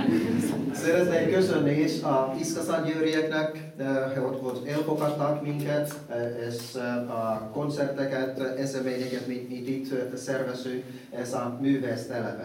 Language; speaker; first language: Hungarian; non-native, learner; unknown